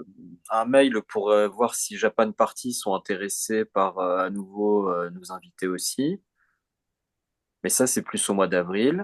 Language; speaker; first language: French; native; French